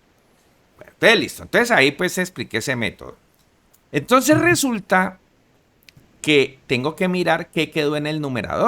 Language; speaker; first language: Spanish; native; Spanish